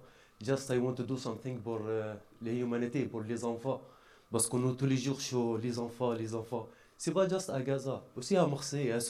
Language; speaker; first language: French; non-native, learner; Arabic